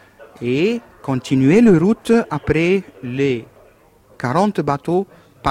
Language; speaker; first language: French; non-native, learner; Arabic